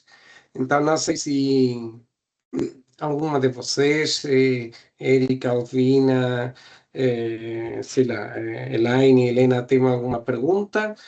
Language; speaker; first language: Portuguese; non-native, fluent; Spanish